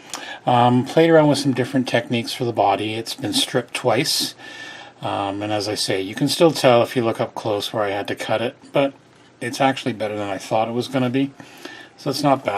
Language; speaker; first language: English; native; English